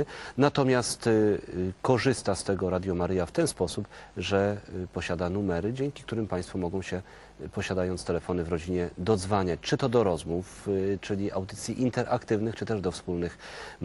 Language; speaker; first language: Polish; native; Polish